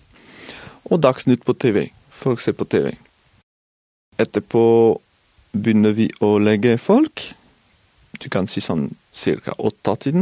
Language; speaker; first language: Norwegian; non-native, fluent; French